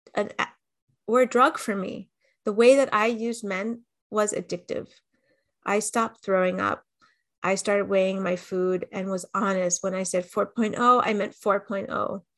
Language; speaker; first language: English; native; English